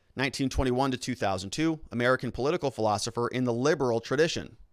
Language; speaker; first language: English; native; English